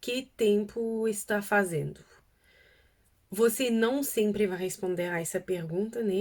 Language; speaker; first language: Portuguese; non-native, fluent; French